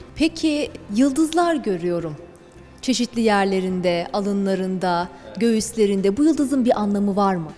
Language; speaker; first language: Turkish; native; Turkish